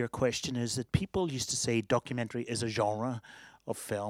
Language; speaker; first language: English; native; English